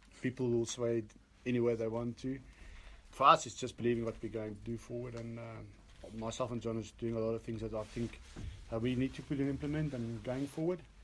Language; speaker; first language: English; non-native, local second language; Afrikaans